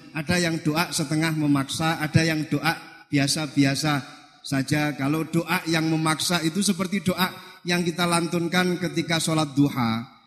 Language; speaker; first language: Indonesian; non-native, local second language; Javanese